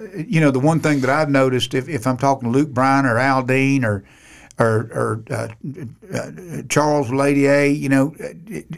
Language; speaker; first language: English; native; English